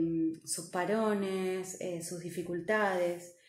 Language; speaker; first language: Spanish; native; Spanish